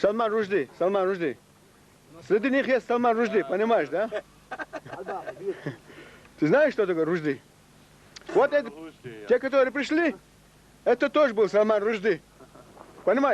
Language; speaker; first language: Russian; non-native, local second language; Chechen